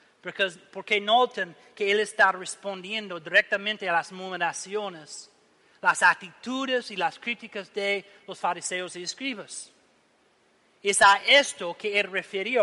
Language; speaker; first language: Spanish; non-native, learner; English